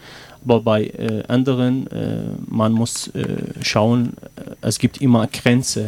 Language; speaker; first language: German; non-native, learner; Arabic